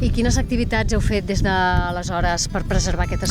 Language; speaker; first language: Catalan; native; Catalan